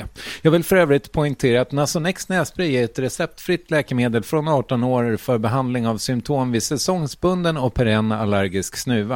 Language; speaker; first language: Swedish; native; Swedish